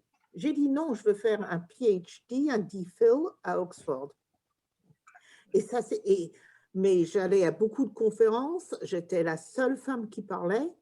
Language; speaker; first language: French; early bilingual, heritage; English